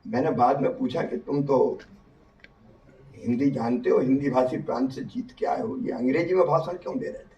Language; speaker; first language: Hindi; native; Hindi